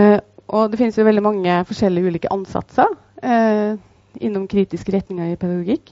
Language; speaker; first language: Norwegian; native; Norwegian